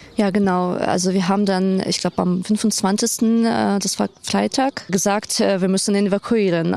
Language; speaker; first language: German; non-native, fluent; Ukrainian